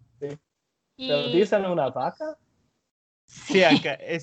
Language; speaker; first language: Spanish; non-native, learner; English